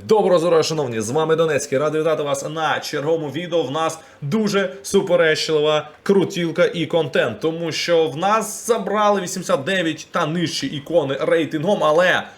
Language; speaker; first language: Ukrainian; non-native, local second language; Russian